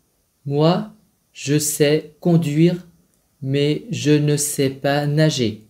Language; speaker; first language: French; non-native, fluent; Vietnamese